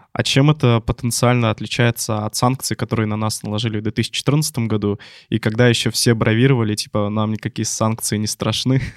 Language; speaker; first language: Russian; native; Russian